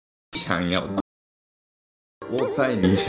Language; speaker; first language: Chinese; non-native, fluent; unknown